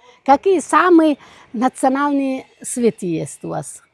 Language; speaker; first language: Russian; non-native, learner; Uzbek